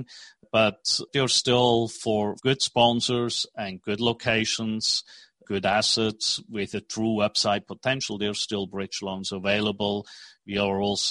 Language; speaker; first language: English; non-native, fluent; Swiss German